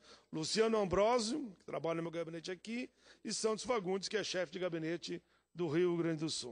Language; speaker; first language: Portuguese; native; Portuguese